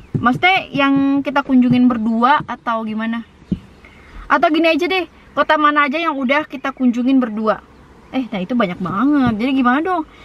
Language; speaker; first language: Indonesian; native; Indonesian